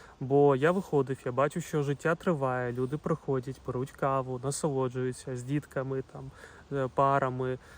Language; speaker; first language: Ukrainian; non-native, local second language; Russian